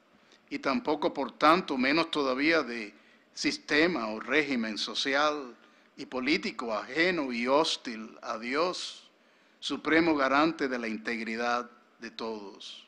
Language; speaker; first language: Spanish; native; Spanish